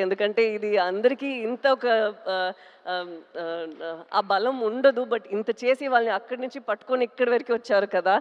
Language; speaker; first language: Telugu; non-native, fluent; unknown